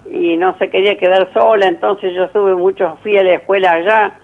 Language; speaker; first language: Spanish; native; Spanish